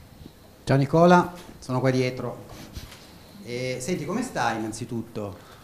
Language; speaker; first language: Italian; native; Italian